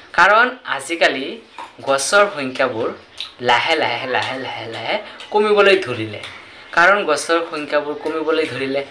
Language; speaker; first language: Assamese; native; Assamese